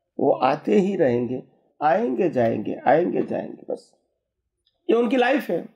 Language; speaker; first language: Hindi; non-native, local second language; Gujarati